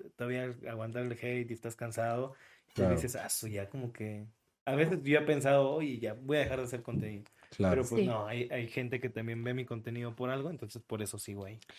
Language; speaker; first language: Spanish; native; Spanish